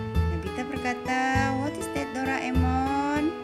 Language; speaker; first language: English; non-native, learner; Indonesian